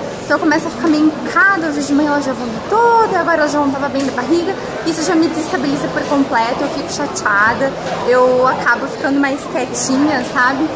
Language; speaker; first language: Portuguese; native; Portuguese